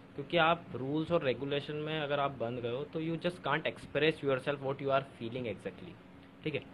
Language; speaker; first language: Hindi; native; Hindi